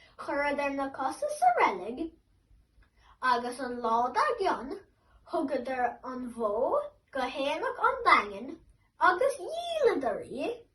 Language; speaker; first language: Irish; native; Irish